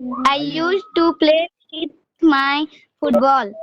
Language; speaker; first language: English; non-native, learner; Hindi